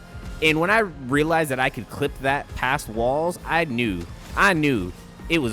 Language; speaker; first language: English; native; English